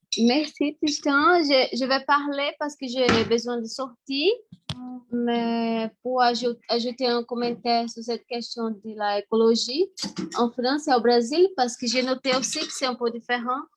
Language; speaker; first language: French; non-native, fluent; Portuguese